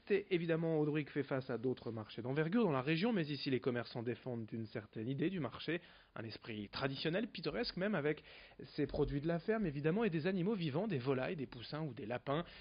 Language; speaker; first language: French; native; French